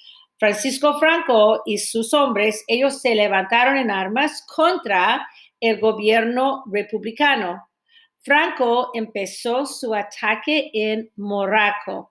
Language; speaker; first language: Spanish; non-native, fluent; English